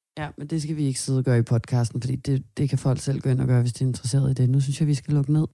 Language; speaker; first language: Danish; native; Danish